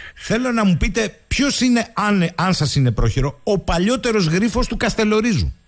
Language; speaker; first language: Greek; native; Greek